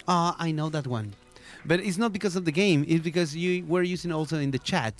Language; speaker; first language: English; non-native, fluent; Spanish